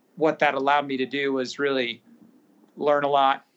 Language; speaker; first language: English; native; English